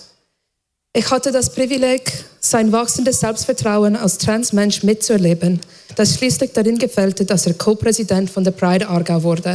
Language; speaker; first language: German; non-native, fluent; English